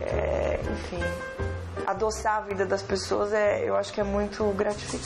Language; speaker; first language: Portuguese; native; Portuguese